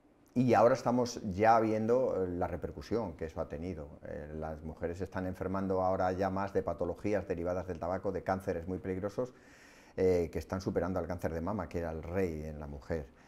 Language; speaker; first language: Spanish; native; Spanish